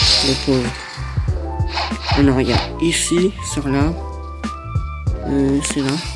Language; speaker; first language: French; native; French